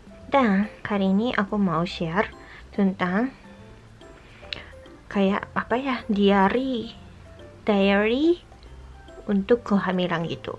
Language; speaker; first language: Indonesian; non-native, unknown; Japanese